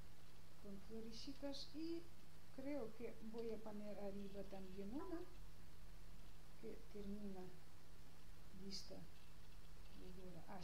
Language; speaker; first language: Spanish; non-native, learner; Russian